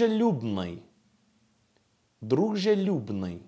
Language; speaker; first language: Russian; non-native, fluent; English